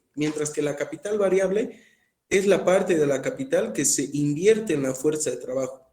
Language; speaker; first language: Spanish; native; Spanish